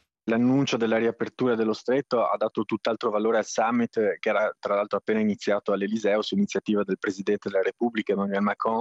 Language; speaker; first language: Italian; native; Italian